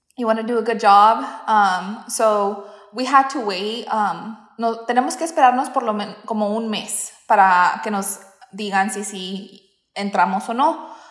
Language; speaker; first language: Spanish; early bilingual, heritage; Spanish